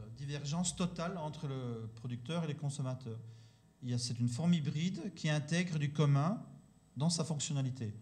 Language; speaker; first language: French; native; French